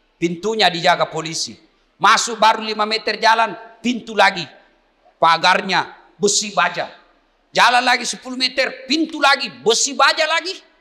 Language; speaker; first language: Indonesian; non-native, local second language; Buginese